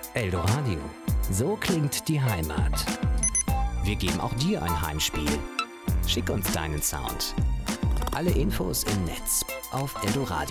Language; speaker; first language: German; native; German